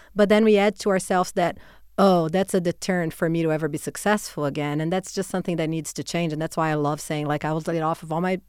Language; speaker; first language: English; non-native, fluent; Portuguese